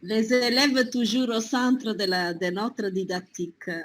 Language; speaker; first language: French; non-native, fluent; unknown